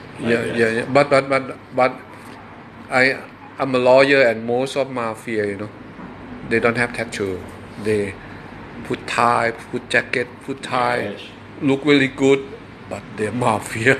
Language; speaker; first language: English; non-native, learner; Thai